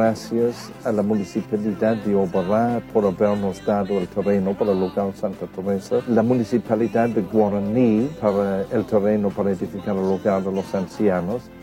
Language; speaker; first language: Spanish; non-native, fluent; English